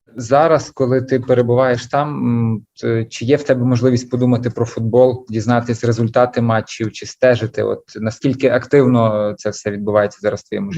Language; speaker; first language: Ukrainian; native; Ukrainian